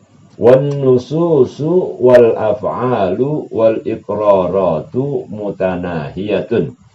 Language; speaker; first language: Arabic; non-native, fluent; Indonesian